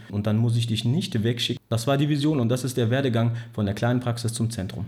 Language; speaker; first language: German; early bilingual, other home language; Turkish